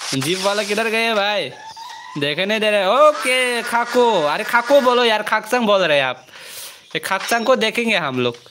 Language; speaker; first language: Hindi; non-native, local second language; Kok Borok